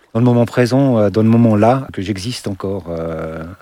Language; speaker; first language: French; native; French